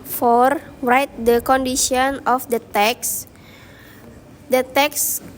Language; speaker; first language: English; non-native, learner; Indonesian